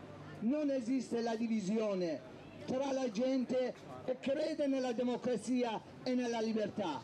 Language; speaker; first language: Italian; non-native, fluent; Persian